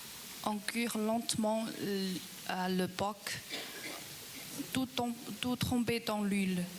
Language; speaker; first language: French; non-native, learner; Chinese